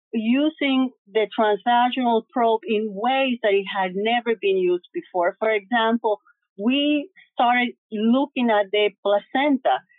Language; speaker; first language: English; early bilingual, other home language; Spanish